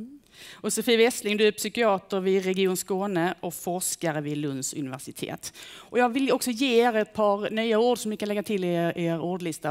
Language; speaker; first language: Swedish; native; Swedish